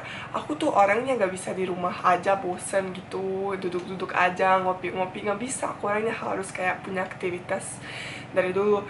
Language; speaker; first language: Indonesian; non-native, fluent; Bosnian